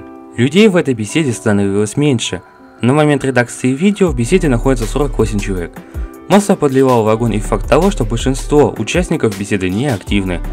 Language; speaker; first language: Russian; native; Russian